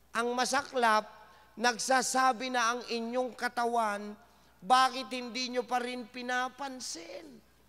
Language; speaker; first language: Filipino; native; Filipino